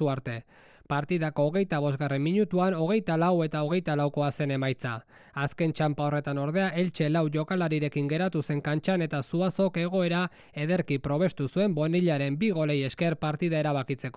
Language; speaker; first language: Basque; native; Basque